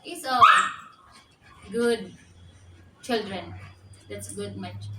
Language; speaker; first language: English; non-native, local second language; Cebuano